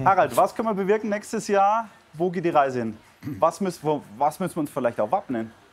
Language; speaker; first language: German; native; German